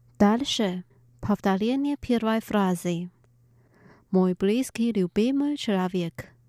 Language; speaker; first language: Russian; non-native, fluent; Chinese